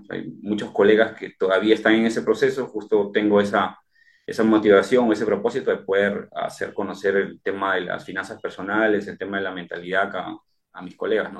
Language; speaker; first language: Spanish; native; Spanish